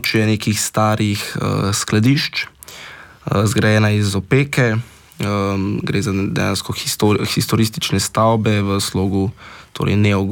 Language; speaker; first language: Slovenian; native; Slovenian